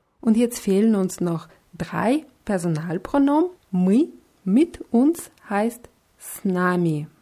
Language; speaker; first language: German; non-native, fluent; Russian